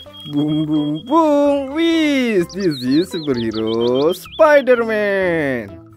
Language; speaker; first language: English; non-native, learner; Indonesian